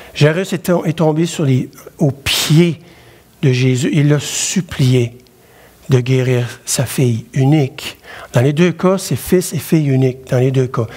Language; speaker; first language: French; native; French